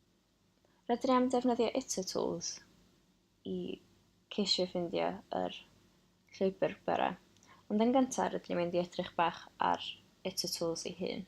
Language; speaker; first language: Welsh; non-native, local second language; English